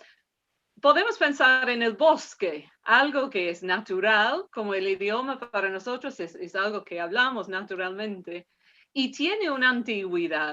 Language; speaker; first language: Spanish; non-native, fluent; English